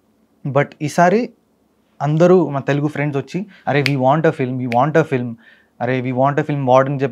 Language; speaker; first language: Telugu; non-native, fluent; Malayalam